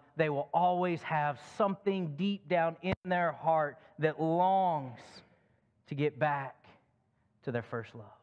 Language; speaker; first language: English; native; English